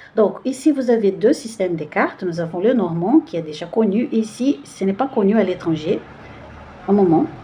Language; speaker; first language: French; non-native, fluent; Portuguese